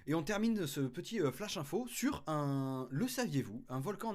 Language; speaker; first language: French; native; French